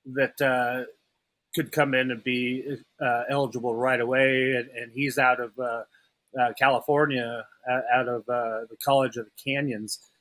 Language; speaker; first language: English; native; English